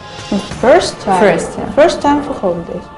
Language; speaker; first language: English; non-native, learner; Russian